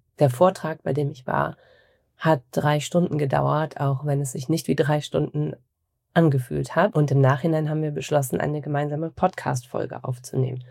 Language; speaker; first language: German; native; German